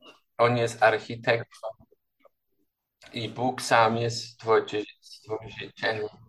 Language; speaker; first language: Polish; non-native, learner; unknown